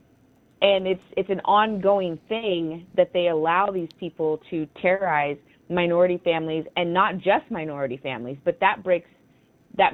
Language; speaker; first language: English; native; English